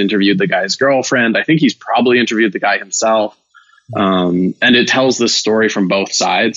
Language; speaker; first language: English; native; English